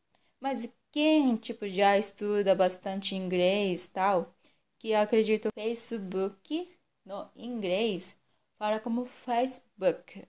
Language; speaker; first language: Portuguese; non-native, local second language; Japanese